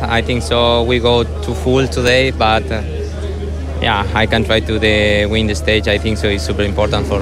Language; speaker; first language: English; non-native, learner; Spanish